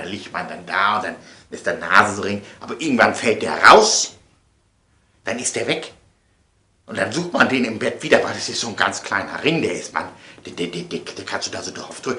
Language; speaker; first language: German; native; German